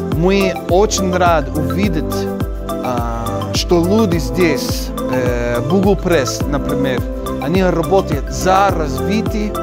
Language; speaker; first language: Russian; non-native, learner; English